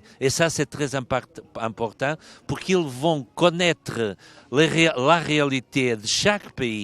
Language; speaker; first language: French; non-native, fluent; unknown